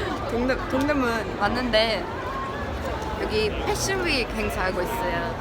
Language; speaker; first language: Korean; non-native, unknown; Swedish